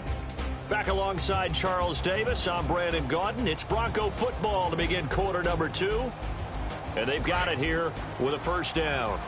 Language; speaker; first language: English; native; English